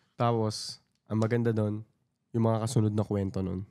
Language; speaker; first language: Filipino; native; Filipino